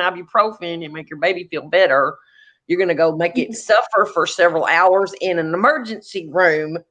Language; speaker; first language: English; native; English